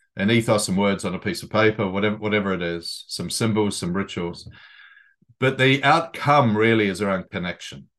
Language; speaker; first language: English; native; English